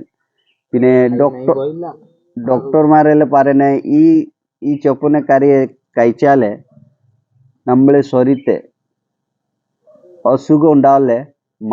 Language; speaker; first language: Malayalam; non-native, fluent; Odia